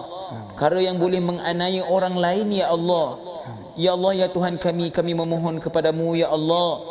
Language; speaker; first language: Malay; native; Malay